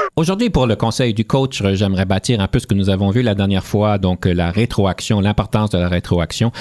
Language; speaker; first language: French; native; French